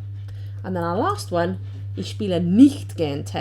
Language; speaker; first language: German; non-native, learner; English